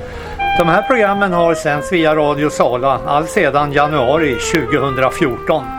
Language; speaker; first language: Swedish; native; Swedish